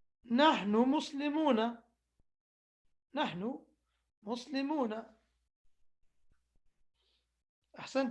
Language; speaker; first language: Arabic; non-native, fluent; English